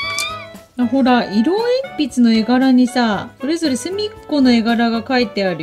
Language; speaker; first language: Japanese; native; Japanese